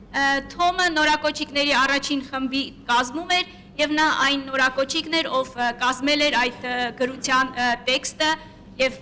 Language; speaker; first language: Armenian; native; Armenian